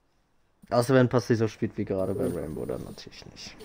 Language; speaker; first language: German; native; German